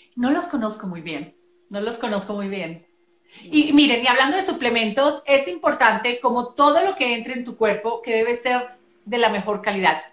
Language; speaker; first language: Spanish; native; Spanish